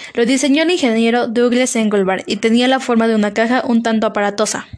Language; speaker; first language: Spanish; native; Spanish